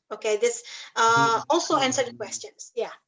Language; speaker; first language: English; non-native, fluent; Indonesian